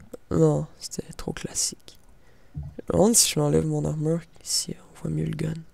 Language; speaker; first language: French; native; French